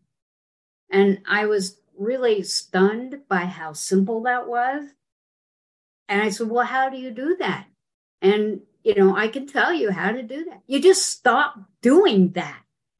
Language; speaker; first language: English; native; English